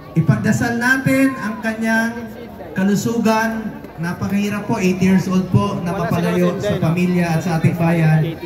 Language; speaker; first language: Filipino; non-native, local second language; Cebuano